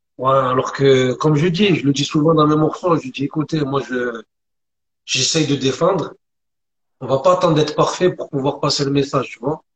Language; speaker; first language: French; early bilingual, other home language; Arabic